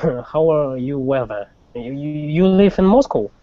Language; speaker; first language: English; non-native, learner; Russian